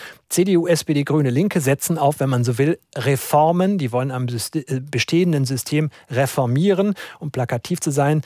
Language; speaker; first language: German; native; German